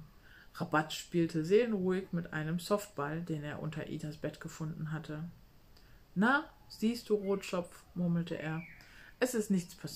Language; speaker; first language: German; native; German